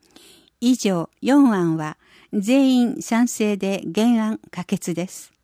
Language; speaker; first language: Japanese; native; Japanese